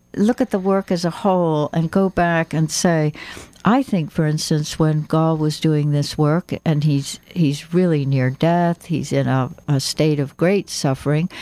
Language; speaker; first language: English; native; English